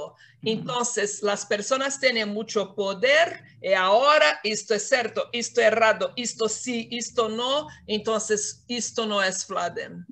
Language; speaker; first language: Spanish; non-native, fluent; Portuguese